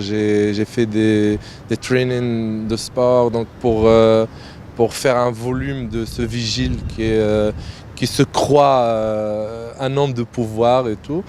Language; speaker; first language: French; non-native, local second language; Arabic